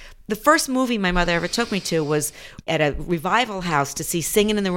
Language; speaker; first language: English; native; English